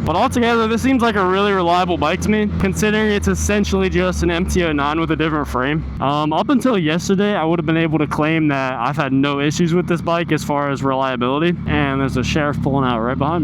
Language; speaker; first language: English; native; English